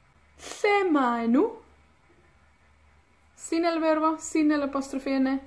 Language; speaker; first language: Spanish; non-native, fluent; Welsh